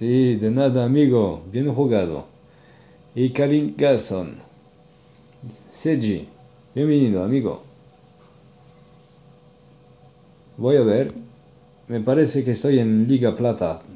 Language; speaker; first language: Spanish; non-native, learner; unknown